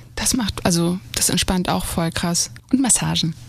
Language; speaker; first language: German; native; German